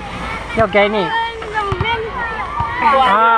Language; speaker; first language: Chinese; non-native, learner; English